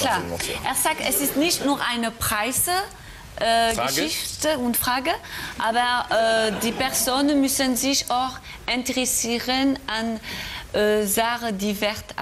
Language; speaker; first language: German; non-native, learner; French